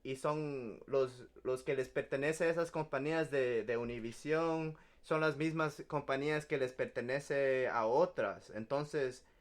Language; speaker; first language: Spanish; early bilingual, other home language; English